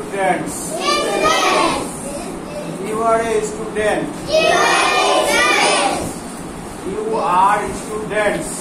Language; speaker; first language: English; non-native, learner; Bangla